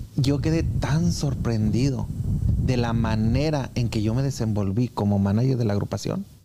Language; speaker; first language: Spanish; native; Spanish